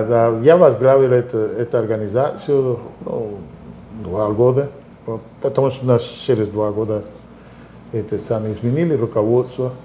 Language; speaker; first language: Russian; non-native, fluent; Spanish